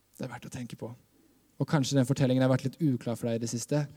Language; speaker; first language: Norwegian; native; Norwegian